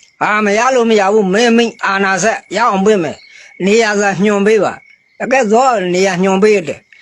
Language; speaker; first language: Burmese; native; Burmese